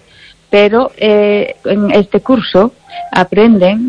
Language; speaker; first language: Spanish; non-native, learner; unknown